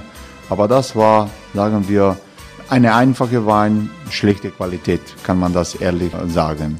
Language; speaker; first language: German; non-native, fluent; Croatian